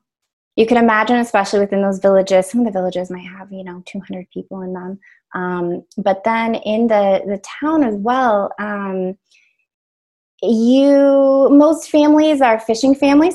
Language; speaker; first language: English; native; English